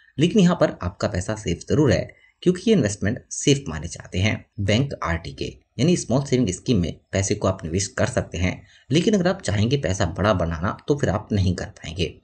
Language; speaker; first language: Hindi; native; Hindi